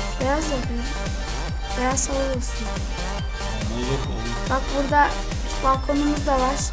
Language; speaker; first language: Turkish; native; Turkish